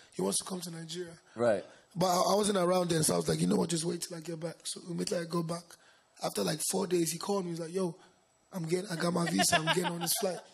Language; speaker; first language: English; non-native, local second language; Yoruba